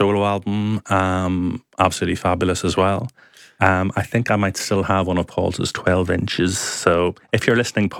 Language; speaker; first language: English; native; English